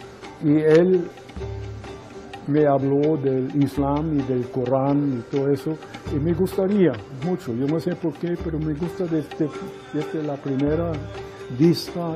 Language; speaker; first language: Spanish; non-native, fluent; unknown